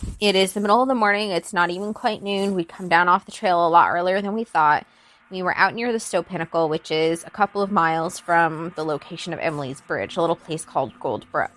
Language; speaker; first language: English; native; English